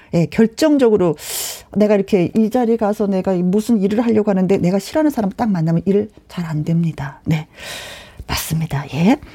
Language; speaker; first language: Korean; native; Korean